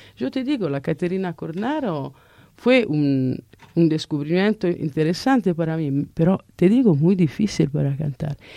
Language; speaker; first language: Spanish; non-native, fluent; Italian